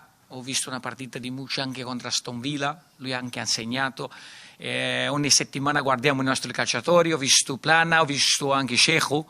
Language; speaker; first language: Italian; non-native, fluent; Portuguese